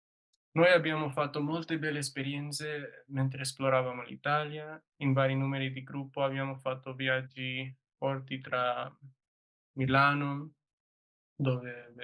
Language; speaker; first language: Italian; non-native, learner; English